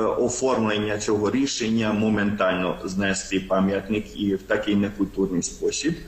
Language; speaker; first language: Ukrainian; non-native, local second language; Hungarian